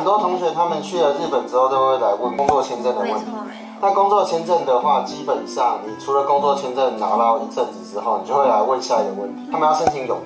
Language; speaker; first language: Chinese; native; Chinese